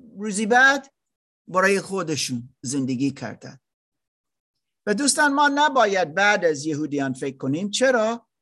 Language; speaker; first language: Persian; non-native, learner; German